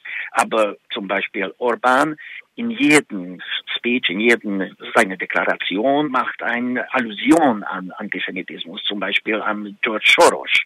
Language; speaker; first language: German; non-native, fluent; Hungarian